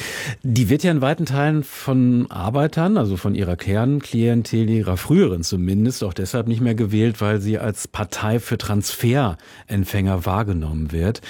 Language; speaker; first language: German; native; German